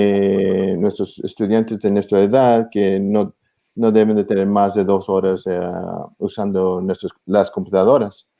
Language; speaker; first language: Spanish; early bilingual, heritage; English